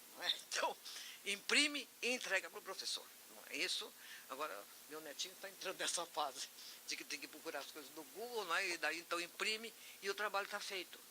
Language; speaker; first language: Portuguese; native; Portuguese